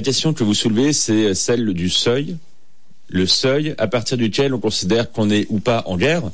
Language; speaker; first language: French; native; French